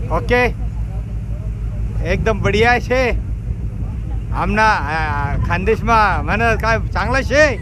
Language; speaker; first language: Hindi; non-native, local second language; Marathi